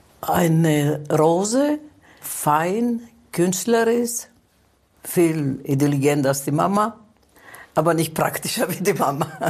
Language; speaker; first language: German; non-native, fluent; Greek